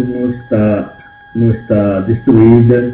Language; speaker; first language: Portuguese; non-native, local second language; Yanomámi